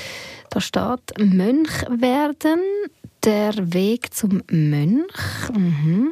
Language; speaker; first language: German; native; German